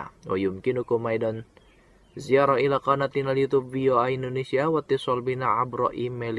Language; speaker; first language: Arabic; non-native, fluent; Indonesian